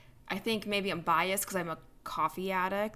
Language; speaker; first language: English; early bilingual, other home language; Ukrainian